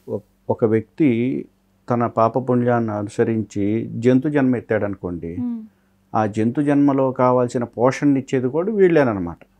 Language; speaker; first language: Telugu; native; Telugu